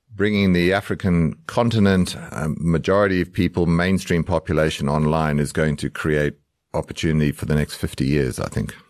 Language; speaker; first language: English; native; English